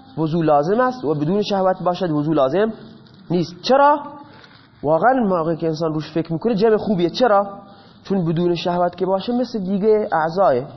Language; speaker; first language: Persian; non-native, local second language; Baluchi